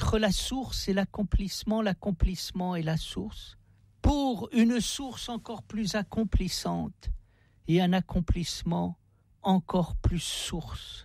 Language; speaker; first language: French; native; French